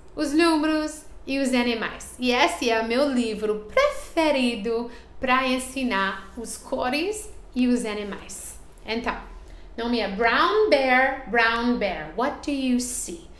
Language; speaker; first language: Portuguese; non-native, learner; English